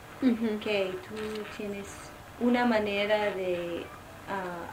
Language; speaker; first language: Spanish; non-native, fluent; English